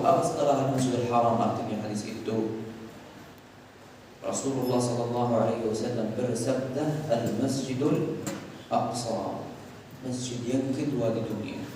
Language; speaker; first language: Indonesian; non-native, fluent; Arabic